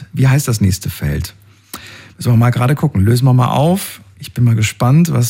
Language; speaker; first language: German; native; German